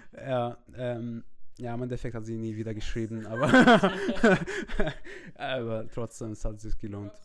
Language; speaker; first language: German; non-native, fluent; Arabic